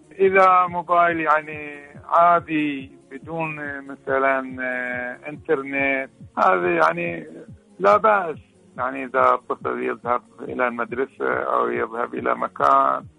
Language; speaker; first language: Arabic; non-native, fluent; Persian